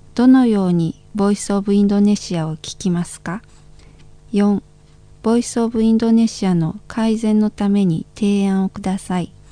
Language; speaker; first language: Japanese; non-native, fluent; Indonesian